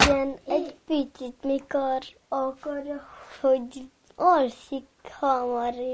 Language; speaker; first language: Hungarian; early bilingual, heritage; Hungarian